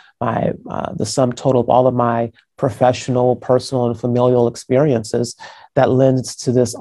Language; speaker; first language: English; native; English